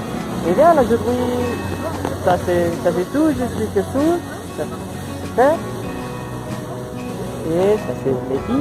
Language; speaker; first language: French; non-native, learner; Spanish